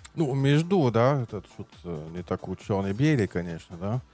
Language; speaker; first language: Russian; non-native, learner; French